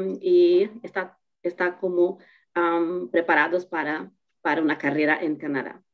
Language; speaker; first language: Spanish; non-native, fluent; Portuguese